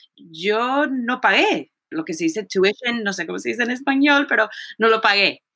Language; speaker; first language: Spanish; early bilingual, heritage; Spanish